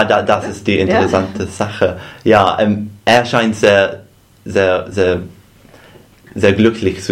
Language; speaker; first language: German; non-native, fluent; English